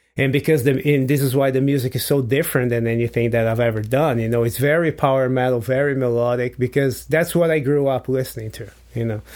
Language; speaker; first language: English; non-native, fluent; Portuguese